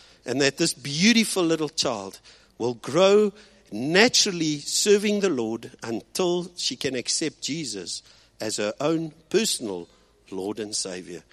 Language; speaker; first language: English; early bilingual, other home language; Afrikaans